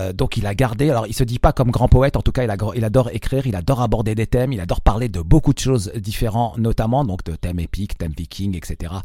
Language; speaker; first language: French; native; French